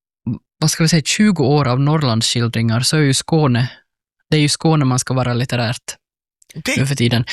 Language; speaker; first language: Swedish; native; Swedish